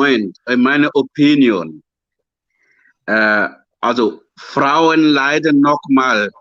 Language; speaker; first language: German; non-native, fluent; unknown